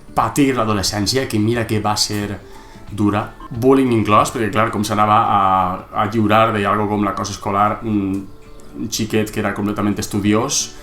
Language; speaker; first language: Catalan; native; Catalan